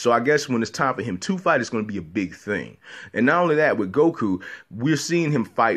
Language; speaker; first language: English; native; English